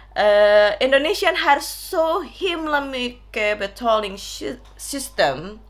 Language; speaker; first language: Swedish; non-native, learner; Indonesian